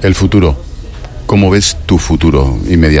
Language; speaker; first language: Spanish; native; Spanish